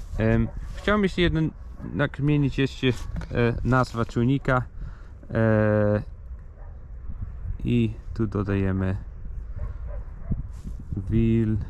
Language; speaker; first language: Polish; non-native, learner; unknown